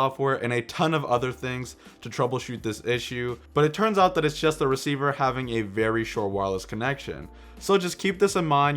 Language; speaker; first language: English; native; English